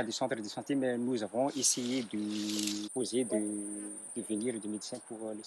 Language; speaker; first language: French; non-native, local second language; Malagasy